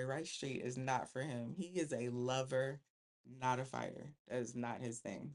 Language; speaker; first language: English; native; English